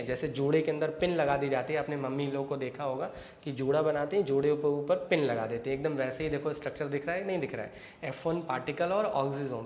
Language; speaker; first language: Hindi; native; Hindi